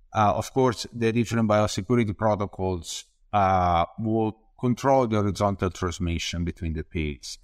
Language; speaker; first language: English; non-native, fluent; Italian